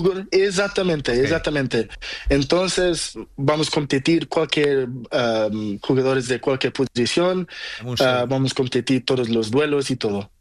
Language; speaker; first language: Spanish; non-native, learner; Portuguese